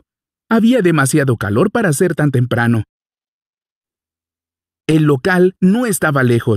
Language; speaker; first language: Spanish; native; Spanish